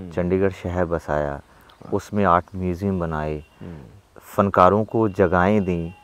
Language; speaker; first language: Hindi; native; Hindi